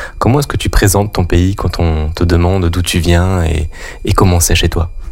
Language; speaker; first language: French; native; French